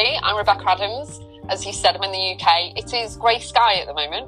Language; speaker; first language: English; native; English